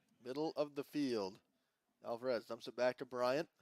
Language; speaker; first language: English; native; English